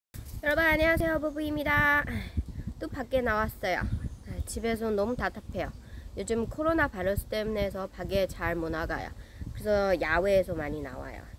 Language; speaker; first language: Korean; non-native, learner; Chinese